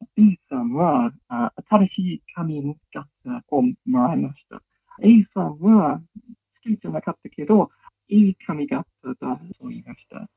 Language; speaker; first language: Japanese; non-native, learner; English